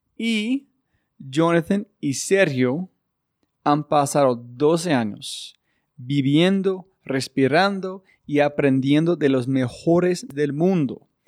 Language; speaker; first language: Spanish; non-native, fluent; English